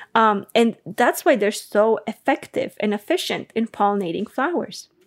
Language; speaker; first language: English; non-native, fluent; Bulgarian